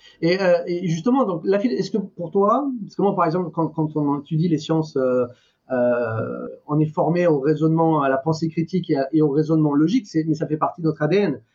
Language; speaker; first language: French; non-native, fluent; Persian